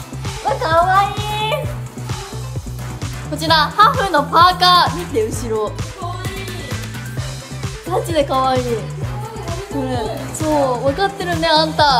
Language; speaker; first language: Japanese; native; Japanese